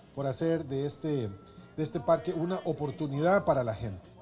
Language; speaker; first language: Spanish; early bilingual, heritage; Spanish